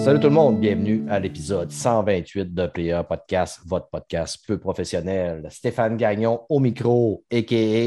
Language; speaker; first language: French; native; French